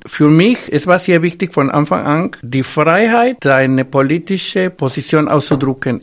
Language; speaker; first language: German; non-native, fluent; Spanish